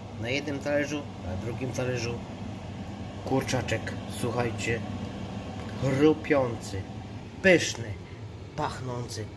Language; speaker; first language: Polish; native; Polish